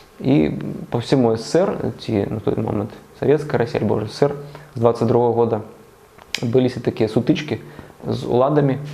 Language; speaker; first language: Belarusian; native; Belarusian